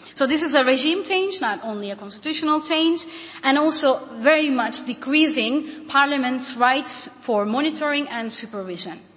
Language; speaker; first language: English; non-native, fluent; Turkish